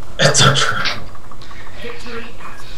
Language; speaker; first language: English; native; English